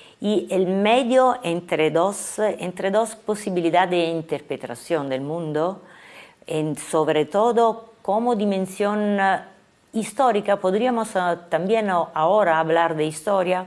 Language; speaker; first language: Spanish; non-native, fluent; Italian